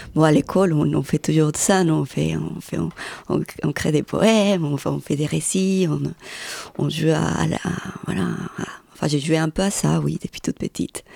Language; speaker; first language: French; non-native, fluent; Spanish